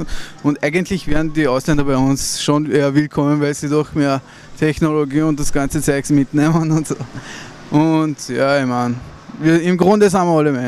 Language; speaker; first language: German; early bilingual, other home language; Persian